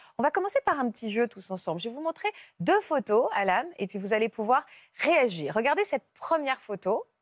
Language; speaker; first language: French; native; French